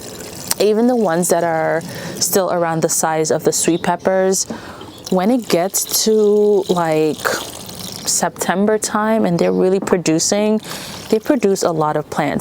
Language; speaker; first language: English; native; English